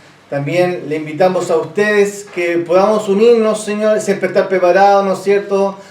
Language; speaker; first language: Spanish; native; Spanish